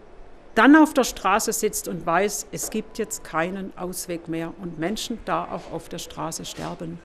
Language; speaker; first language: German; native; German